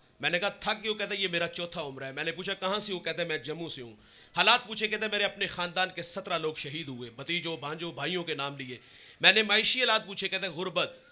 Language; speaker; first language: Urdu; non-native, local second language; Punjabi